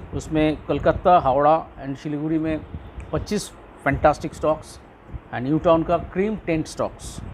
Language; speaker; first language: Hindi; non-native, local second language; Bangla